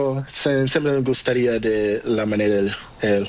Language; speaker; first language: Spanish; non-native, learner; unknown